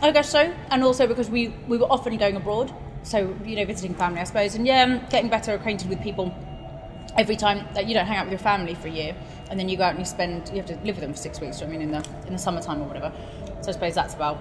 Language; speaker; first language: English; native; English